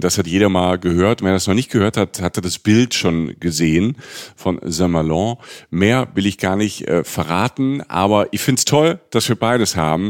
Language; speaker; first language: German; native; German